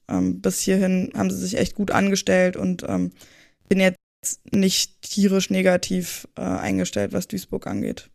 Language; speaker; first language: German; native; German